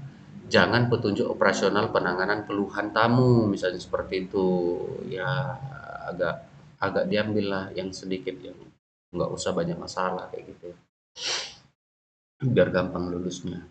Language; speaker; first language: Indonesian; native; Indonesian